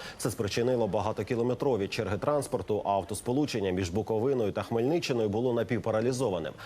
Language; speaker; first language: Ukrainian; native; Ukrainian